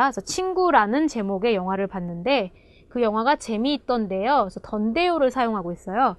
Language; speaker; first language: Korean; native; Korean